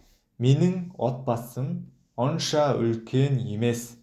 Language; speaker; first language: Kazakh; non-native, fluent; Mongolian